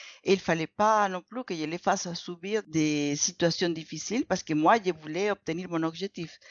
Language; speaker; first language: French; non-native, fluent; Spanish